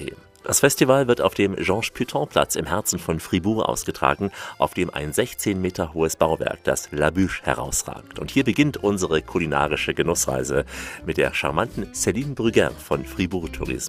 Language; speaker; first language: German; native; German